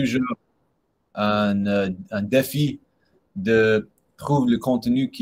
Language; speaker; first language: French; non-native, learner; English